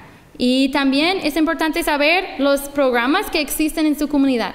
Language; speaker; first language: Spanish; non-native, fluent; English